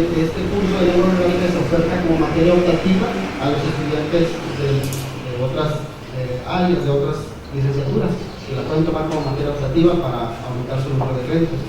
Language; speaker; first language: Spanish; native; Spanish